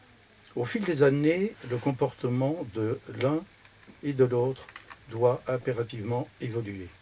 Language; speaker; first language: French; native; French